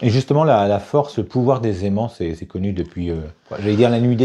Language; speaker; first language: French; native; French